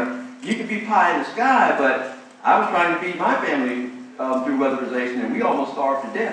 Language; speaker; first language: English; native; English